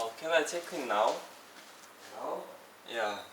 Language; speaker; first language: English; non-native, learner; Korean